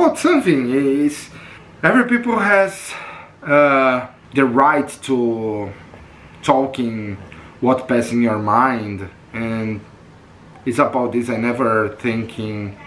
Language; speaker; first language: English; non-native, learner; Portuguese